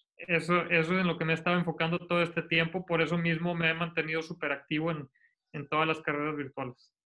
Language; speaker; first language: Spanish; native; Spanish